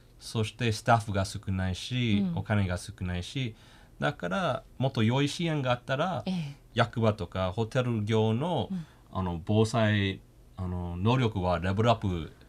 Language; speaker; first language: Japanese; non-native, fluent; English